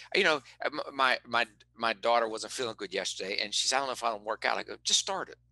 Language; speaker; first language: English; native; English